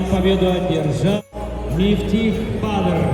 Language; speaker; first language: Russian; native; Russian